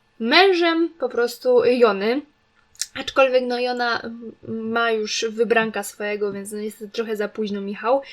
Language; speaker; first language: Polish; native; Polish